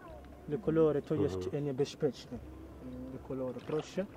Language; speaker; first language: Polish; non-native, learner; Swahili